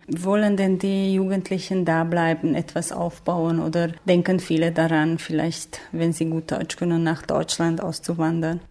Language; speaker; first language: German; native; German